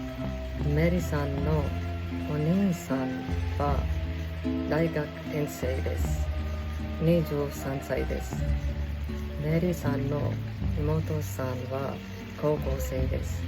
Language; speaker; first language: Japanese; non-native, fluent; Urdu